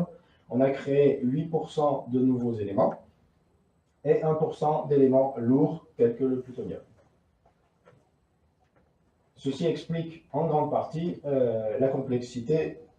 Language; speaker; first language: French; native; French